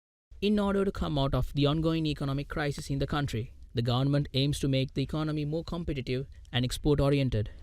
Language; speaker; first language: English; non-native, local second language; Sinhala